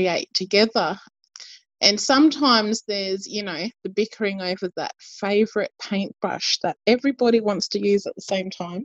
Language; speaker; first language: English; native; English